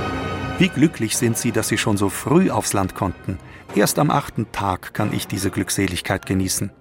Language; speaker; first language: German; native; German